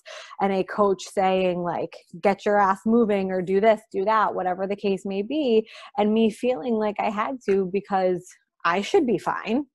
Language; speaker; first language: English; native; English